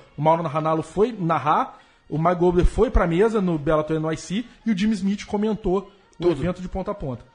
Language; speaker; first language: Portuguese; native; Portuguese